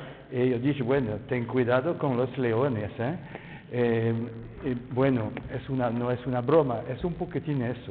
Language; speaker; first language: Spanish; non-native, fluent; French